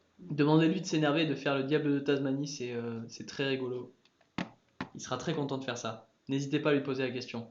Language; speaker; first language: French; early bilingual, other home language; English